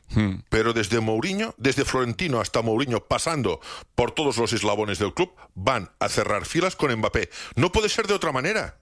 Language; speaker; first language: Spanish; native; Spanish